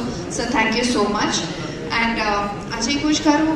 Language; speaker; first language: Telugu; non-native, fluent; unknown